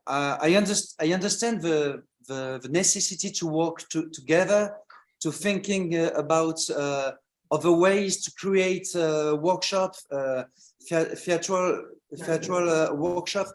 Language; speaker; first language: English; non-native, learner; French